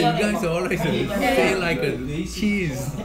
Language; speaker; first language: English; non-native, fluent; Korean